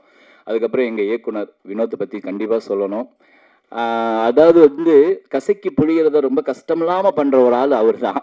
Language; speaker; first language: Tamil; native; Tamil